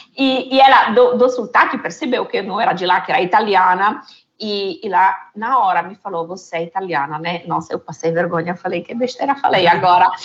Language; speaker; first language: Portuguese; non-native, fluent; Italian